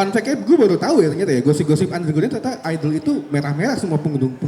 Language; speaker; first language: Indonesian; native; Indonesian